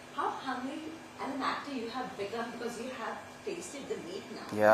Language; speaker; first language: English; non-native, local second language; Hindi